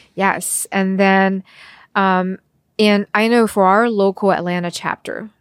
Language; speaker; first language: English; early bilingual, other home language; Chinese